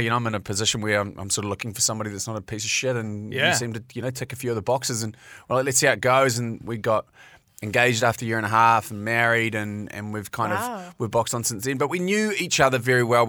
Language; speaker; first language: English; native; English